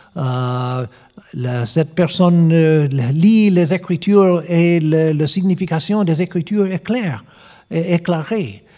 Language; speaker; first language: French; non-native, learner; English